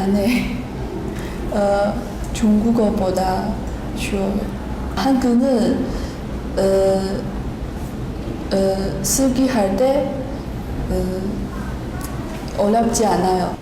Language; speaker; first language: Korean; non-native, learner; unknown